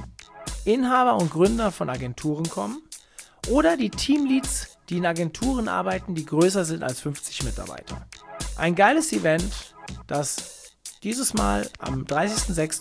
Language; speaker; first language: German; native; German